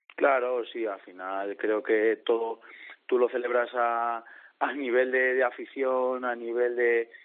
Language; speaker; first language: Spanish; native; Spanish